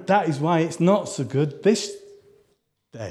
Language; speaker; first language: English; native; English